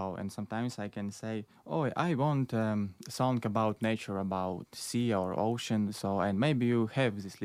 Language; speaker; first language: English; non-native, learner; Belarusian